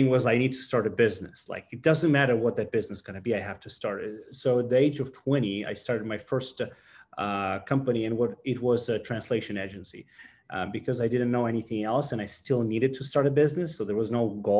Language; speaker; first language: English; non-native, fluent; Ukrainian